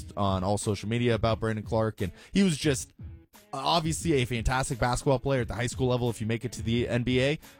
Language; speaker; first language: English; native; English